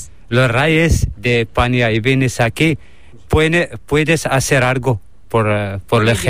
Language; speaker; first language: Spanish; non-native, learner; Arabic